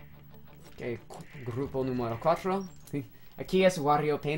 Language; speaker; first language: Spanish; non-native, learner; English